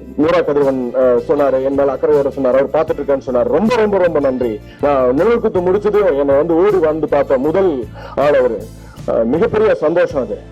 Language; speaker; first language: Tamil; native; Tamil